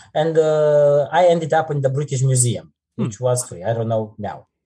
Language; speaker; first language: English; non-native, fluent; Romanian